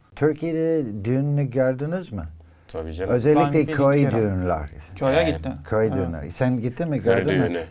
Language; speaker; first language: Turkish; non-native, learner; English